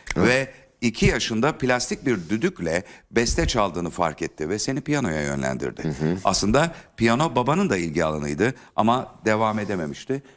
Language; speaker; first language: Turkish; native; Turkish